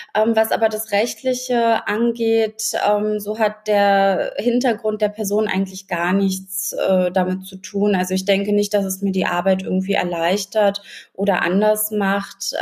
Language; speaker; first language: German; native; German